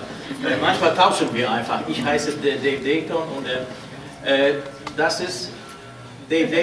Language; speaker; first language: German; non-native, fluent; Polish